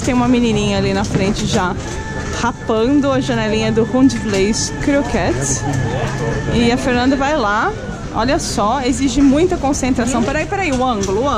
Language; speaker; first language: Portuguese; native; Portuguese